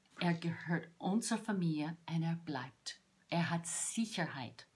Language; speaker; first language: German; non-native, fluent; English